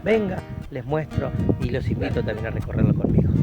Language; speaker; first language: Spanish; native; Spanish